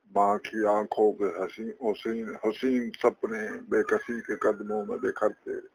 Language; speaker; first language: Urdu; non-native, local second language; Punjabi